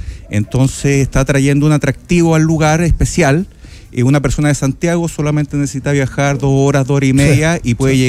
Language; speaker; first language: Spanish; native; Spanish